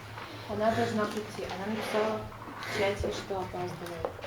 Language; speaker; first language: Russian; native; Russian